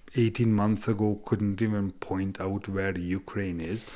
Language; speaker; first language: English; non-native, fluent; Hungarian